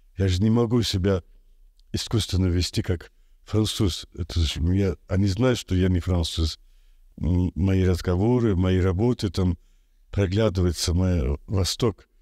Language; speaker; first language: Russian; non-native, local second language; Azerbaijani